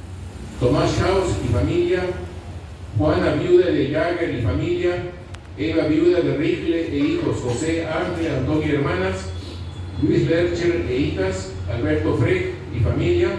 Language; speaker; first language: Spanish; native; Spanish